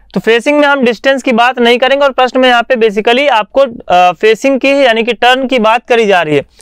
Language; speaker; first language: Hindi; native; Hindi